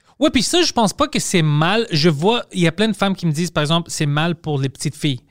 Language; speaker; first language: French; early bilingual, other home language; Greek